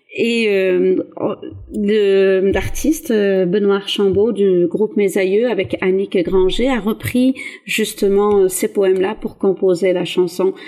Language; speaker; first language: French; early bilingual, other home language; Arabic